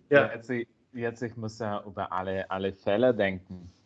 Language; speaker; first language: German; non-native, learner; Italian